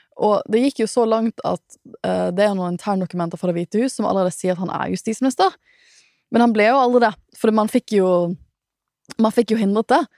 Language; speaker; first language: Norwegian; native; Norwegian